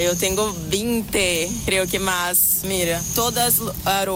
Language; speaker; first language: Spanish; non-native, fluent; Portuguese